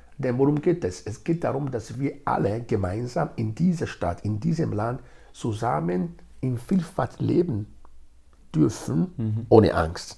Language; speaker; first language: German; non-native, fluent; Bini